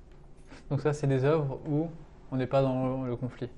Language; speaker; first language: French; native; French